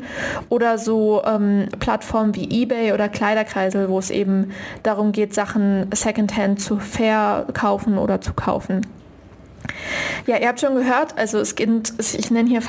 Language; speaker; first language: German; native; German